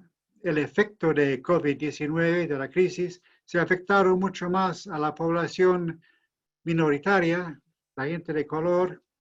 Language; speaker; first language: Spanish; non-native, fluent; English